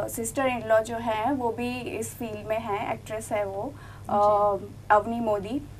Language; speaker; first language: Hindi; non-native, local second language; Gujarati